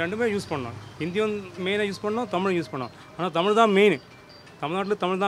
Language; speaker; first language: Tamil; non-native, local second language; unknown